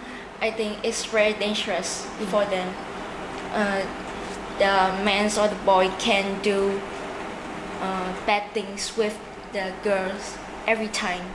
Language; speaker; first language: English; non-native, learner; Vietnamese